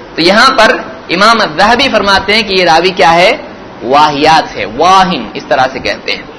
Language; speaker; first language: Urdu; native; Urdu